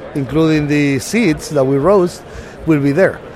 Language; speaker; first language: English; non-native, fluent; Spanish